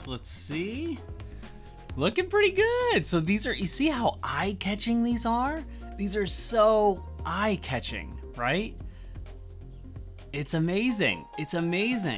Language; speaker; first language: English; native; English